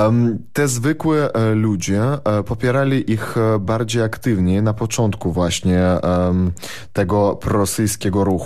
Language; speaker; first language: Polish; non-native, fluent; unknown